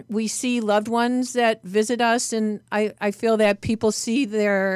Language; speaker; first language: English; native; English